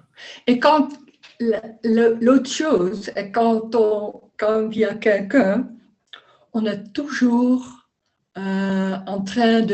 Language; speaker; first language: French; non-native, learner; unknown